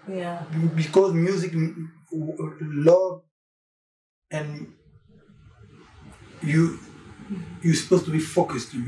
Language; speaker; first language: English; non-native, learner; French